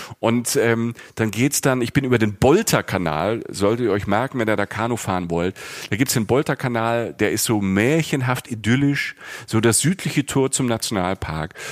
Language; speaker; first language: German; native; German